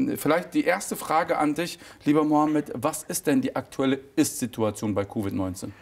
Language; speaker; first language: German; early bilingual, other home language; Turkish